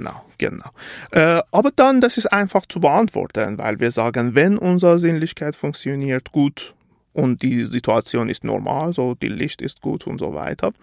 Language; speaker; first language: German; non-native, fluent; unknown